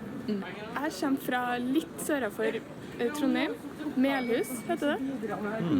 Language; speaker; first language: Norwegian; native; Norwegian